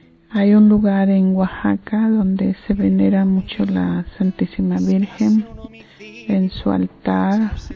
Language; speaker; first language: Spanish; native; Spanish